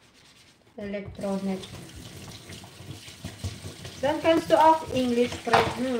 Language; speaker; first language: German; non-native, learner; Filipino